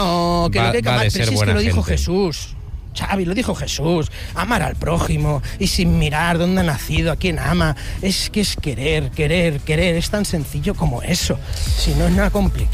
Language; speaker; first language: Spanish; native; Spanish